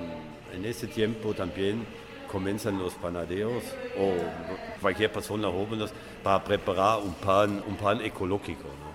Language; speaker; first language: Spanish; non-native, fluent; German